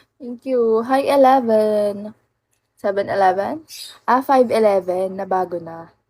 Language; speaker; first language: Filipino; native; Filipino